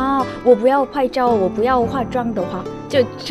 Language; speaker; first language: Chinese; non-native, learner; Korean